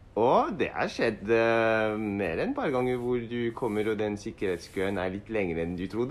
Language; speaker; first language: Norwegian; non-native, learner; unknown